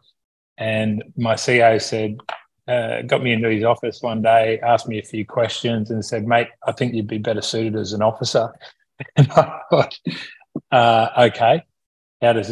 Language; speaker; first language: English; native; English